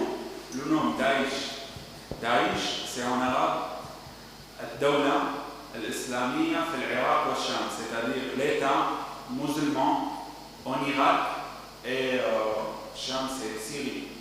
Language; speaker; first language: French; non-native, learner; Arabic